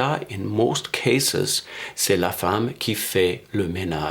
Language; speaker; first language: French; non-native, fluent; English